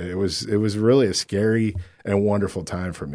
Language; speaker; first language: English; native; English